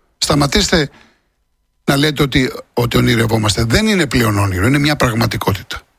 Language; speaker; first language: Greek; native; Greek